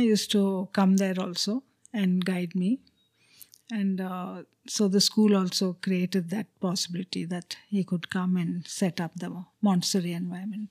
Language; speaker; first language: English; non-native, local second language; Telugu